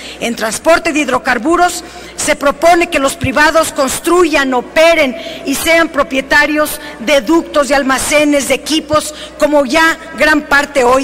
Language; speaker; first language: Spanish; native; Spanish